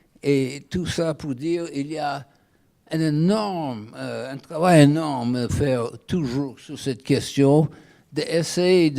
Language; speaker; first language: French; non-native, fluent; English